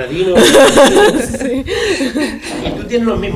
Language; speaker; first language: Spanish; native; Spanish